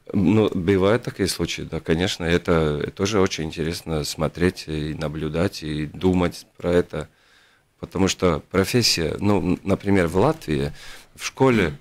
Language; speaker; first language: Russian; non-native, local second language; Latvian